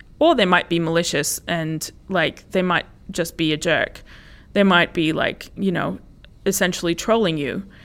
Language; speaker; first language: English; early bilingual, other home language; Spanish